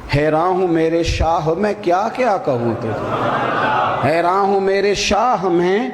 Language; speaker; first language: Urdu; non-native, local second language; Punjabi